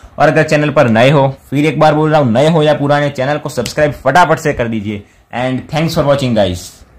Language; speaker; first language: Hindi; non-native, local second language; Gujarati